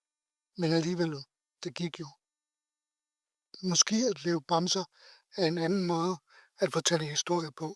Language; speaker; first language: Danish; native; Danish